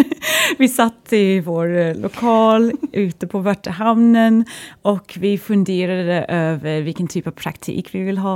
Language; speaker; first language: Swedish; non-native, fluent; English